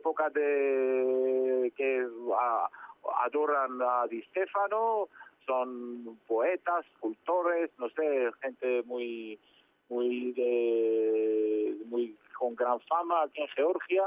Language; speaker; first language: Spanish; non-native, fluent; Georgian